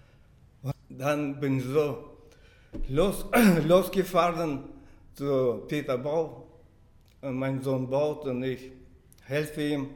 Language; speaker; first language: German; non-native, fluent; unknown